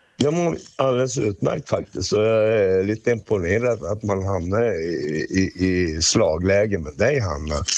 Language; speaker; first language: Swedish; native; Swedish